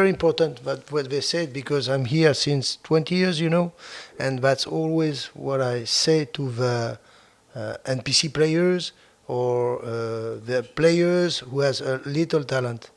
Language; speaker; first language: English; non-native, fluent; French